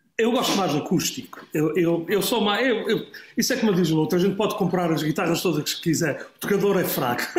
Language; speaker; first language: Portuguese; early bilingual, heritage; Portuguese